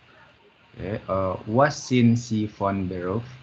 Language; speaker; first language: German; non-native, learner; Indonesian